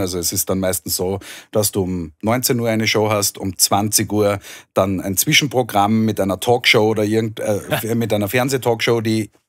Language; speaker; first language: German; native; German